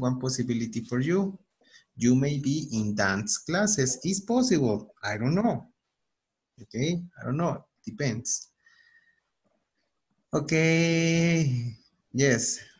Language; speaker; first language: English; non-native, fluent; Spanish